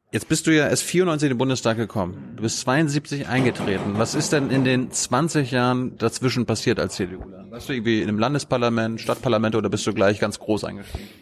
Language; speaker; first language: German; native; German